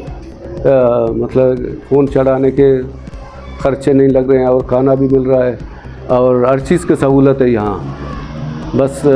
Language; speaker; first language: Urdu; non-native, local second language; Baluchi